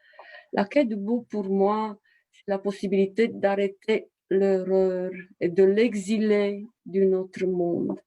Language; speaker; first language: French; non-native, fluent; Romanian